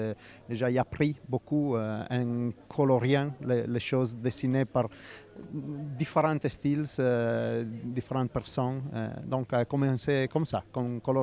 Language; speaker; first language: French; non-native, fluent; Italian